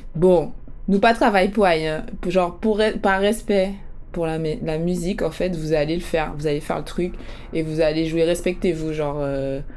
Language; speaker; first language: French; native; French